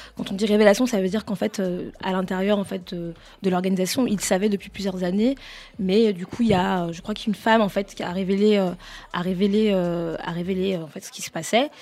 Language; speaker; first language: French; native; French